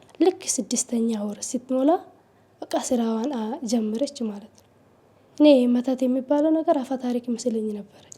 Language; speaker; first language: Amharic; non-native, local second language; Oromo